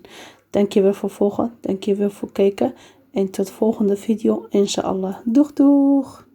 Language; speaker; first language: Dutch; non-native, learner; Arabic